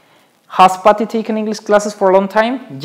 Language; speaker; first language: English; non-native, fluent; Spanish